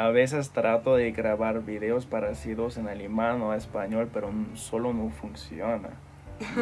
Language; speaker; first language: Spanish; non-native, fluent; English